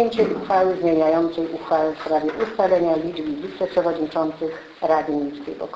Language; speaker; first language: Polish; native; Polish